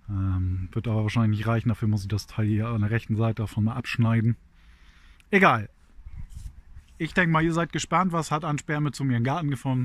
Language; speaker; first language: German; native; German